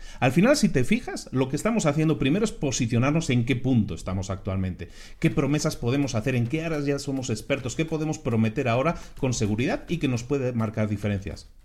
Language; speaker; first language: Spanish; native; Spanish